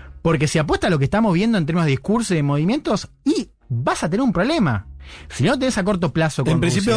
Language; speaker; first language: Spanish; native; Spanish